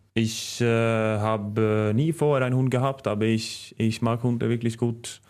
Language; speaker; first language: German; non-native, fluent; Norwegian